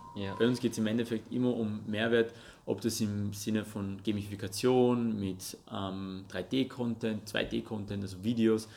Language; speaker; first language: German; non-native, fluent; Russian